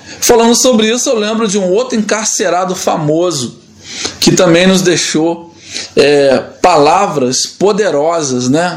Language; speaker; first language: Portuguese; native; Portuguese